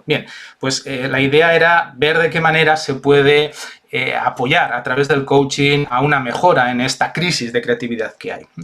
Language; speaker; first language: Spanish; native; Spanish